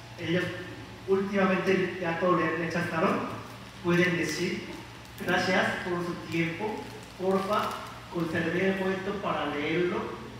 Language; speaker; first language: Spanish; non-native, learner; Korean